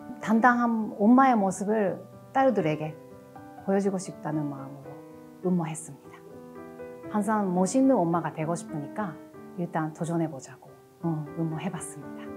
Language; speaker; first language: Korean; non-native, fluent; Japanese